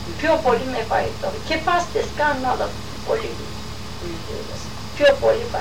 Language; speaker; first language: Greek; non-native, local second language; Turkish